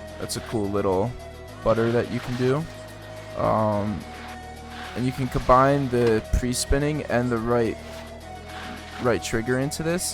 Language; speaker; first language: English; native; English